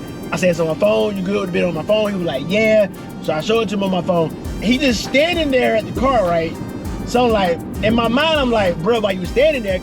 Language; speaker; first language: English; native; English